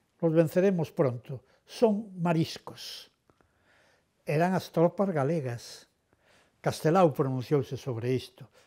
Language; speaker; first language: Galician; non-native, local second language; Spanish